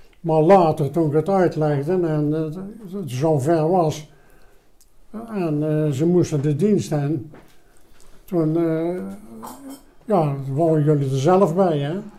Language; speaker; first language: Dutch; native; Dutch